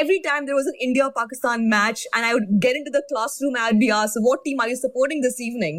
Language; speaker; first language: English; non-native, local second language; Urdu